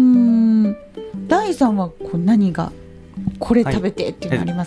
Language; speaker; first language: Japanese; native; Japanese